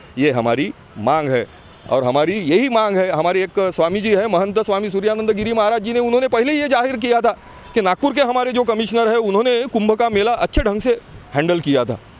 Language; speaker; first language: Hindi; non-native, local second language; Marathi